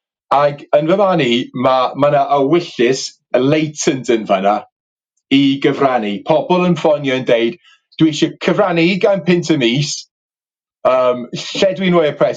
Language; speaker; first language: Welsh; native; Welsh